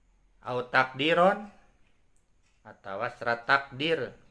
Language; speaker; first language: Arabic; non-native, fluent; Sundanese